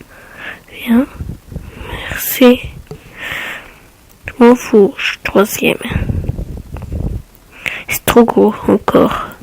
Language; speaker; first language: French; native; French